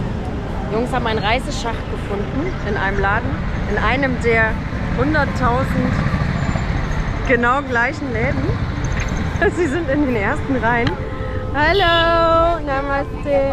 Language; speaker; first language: German; native; German